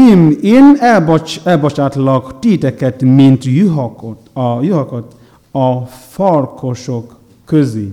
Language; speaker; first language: Hungarian; non-native, learner; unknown